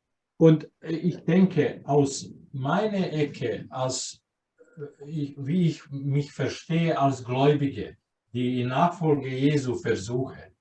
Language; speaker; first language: German; non-native, fluent; Croatian